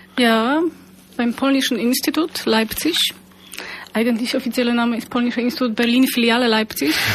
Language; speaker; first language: German; non-native, fluent; Polish